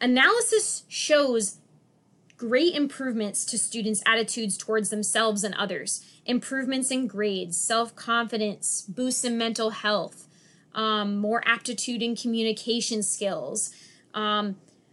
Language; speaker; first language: English; native; English